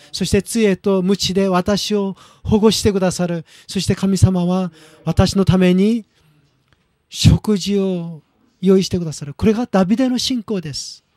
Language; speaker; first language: Japanese; non-native, fluent; Korean